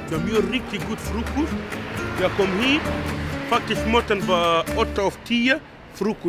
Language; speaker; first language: Swedish; non-native, fluent; Arabic